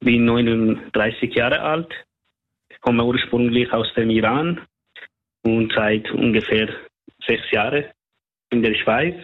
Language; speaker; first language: German; non-native, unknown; Persian